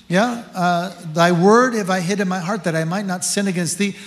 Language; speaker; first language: English; native; English